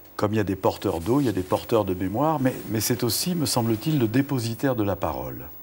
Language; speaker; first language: French; native; French